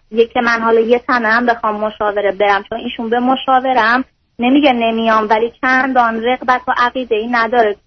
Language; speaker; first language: Persian; native; Persian